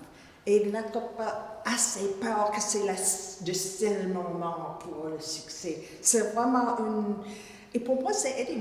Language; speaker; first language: French; non-native, fluent; English